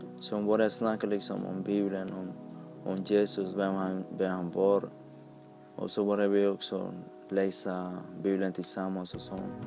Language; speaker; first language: Swedish; early bilingual, other home language; Spanish